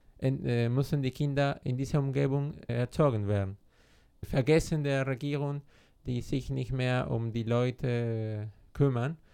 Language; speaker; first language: German; non-native, fluent; Spanish